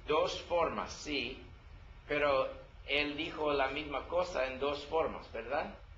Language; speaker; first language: Spanish; non-native, learner; English